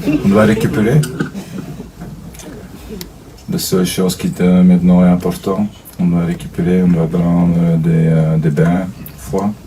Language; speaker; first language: French; non-native, fluent; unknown